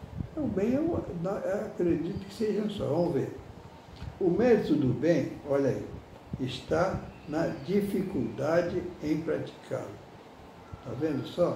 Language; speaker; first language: Portuguese; native; Portuguese